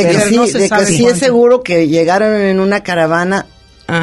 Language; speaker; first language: Spanish; native; Spanish